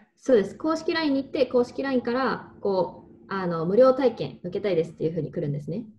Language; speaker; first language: Japanese; native; Japanese